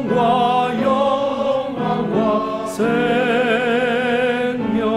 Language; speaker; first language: Korean; native; Korean